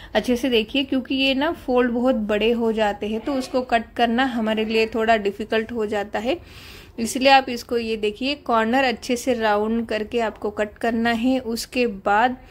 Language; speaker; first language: Hindi; non-native, local second language; Marathi